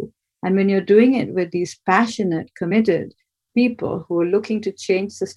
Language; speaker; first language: English; non-native, local second language; Bangla